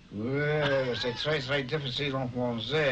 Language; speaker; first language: French; non-native, learner; English